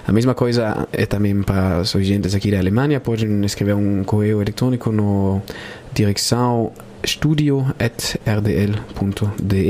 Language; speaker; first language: Portuguese; non-native, learner; Spanish